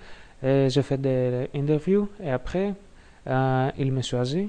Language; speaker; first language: French; non-native, learner; Greek